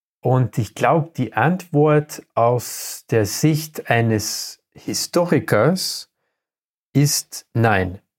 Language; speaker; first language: German; non-native, fluent; English